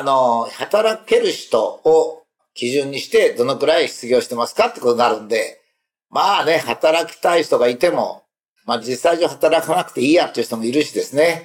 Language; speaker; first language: Japanese; native; Japanese